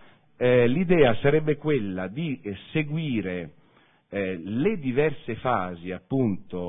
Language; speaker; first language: Italian; native; Italian